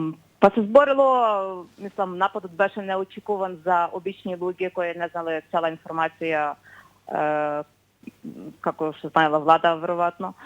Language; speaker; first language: Macedonian; non-native, fluent; Ukrainian